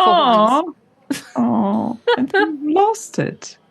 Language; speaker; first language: English; non-native, fluent; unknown